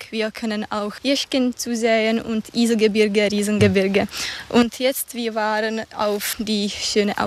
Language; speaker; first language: German; non-native, learner; Czech